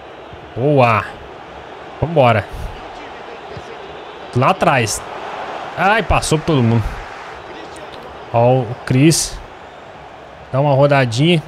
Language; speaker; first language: Portuguese; native; Portuguese